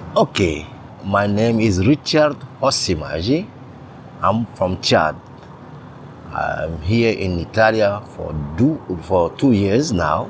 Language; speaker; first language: English; non-native, learner; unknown